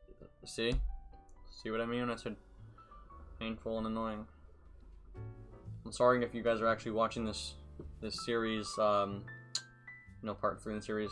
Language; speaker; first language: English; native; English